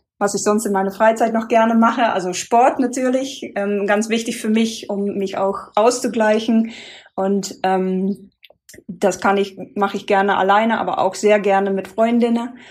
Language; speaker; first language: German; non-native, fluent; Dutch